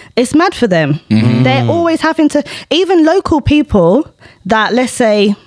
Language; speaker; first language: English; native; English